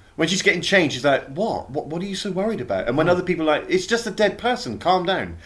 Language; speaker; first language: English; native; English